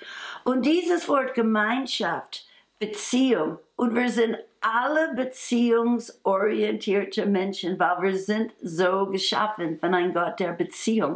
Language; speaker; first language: German; non-native, fluent; English